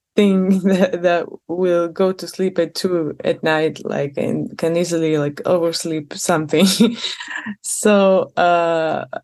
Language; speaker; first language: English; non-native, fluent; Russian